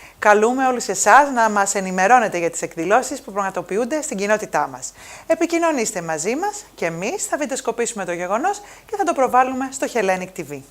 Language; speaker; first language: Greek; native; Greek